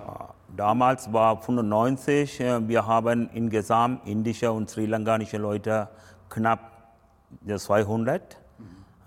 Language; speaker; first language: German; non-native, learner; Tamil